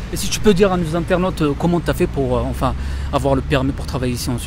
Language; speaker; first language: French; native; French